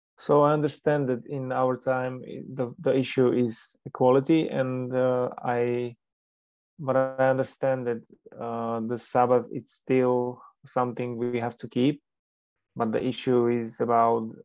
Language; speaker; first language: English; non-native, fluent; Slovak